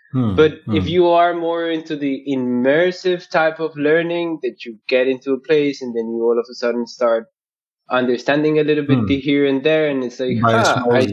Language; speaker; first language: English; non-native, fluent; Spanish